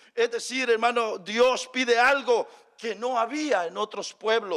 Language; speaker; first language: Spanish; native; Spanish